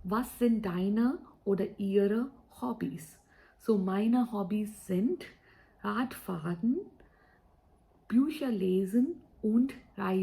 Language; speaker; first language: German; non-native, fluent; Hindi